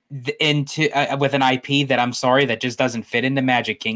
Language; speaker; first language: English; native; English